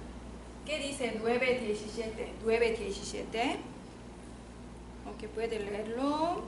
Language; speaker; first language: Spanish; non-native, learner; Korean